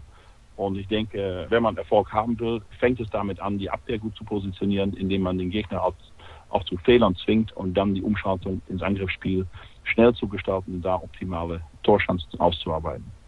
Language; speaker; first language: German; native; German